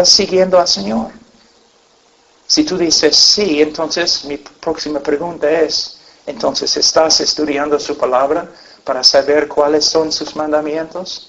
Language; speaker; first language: Spanish; non-native, fluent; English